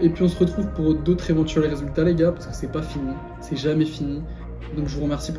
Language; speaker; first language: French; native; French